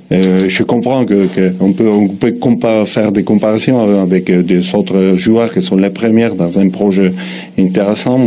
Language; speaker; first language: French; non-native, learner; Spanish